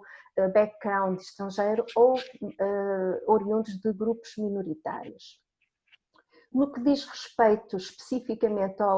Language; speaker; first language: Portuguese; native; Portuguese